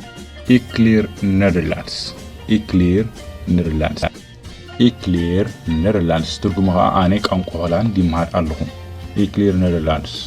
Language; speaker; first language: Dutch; non-native, fluent; Tigrinya